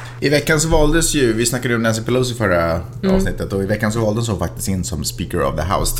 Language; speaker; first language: Swedish; native; Swedish